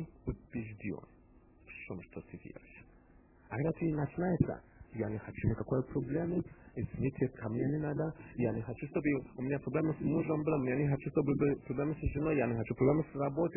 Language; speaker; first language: Russian; non-native, fluent; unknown